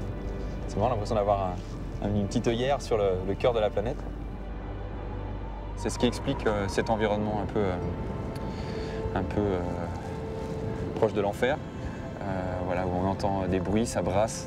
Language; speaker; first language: French; native; French